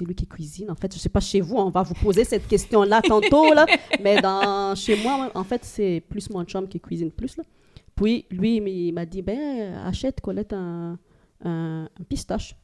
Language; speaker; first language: French; non-native, local second language; Malagasy